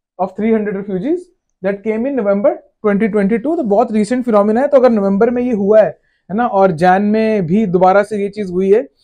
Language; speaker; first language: Hindi; native; Hindi